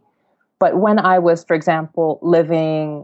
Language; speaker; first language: English; non-native, local second language; Cebuano